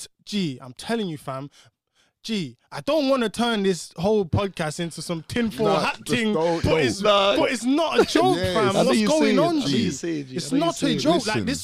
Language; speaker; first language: English; native; English